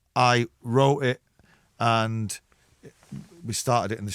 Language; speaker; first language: English; native; English